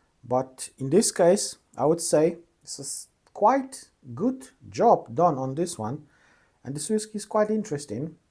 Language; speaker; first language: English; non-native, fluent; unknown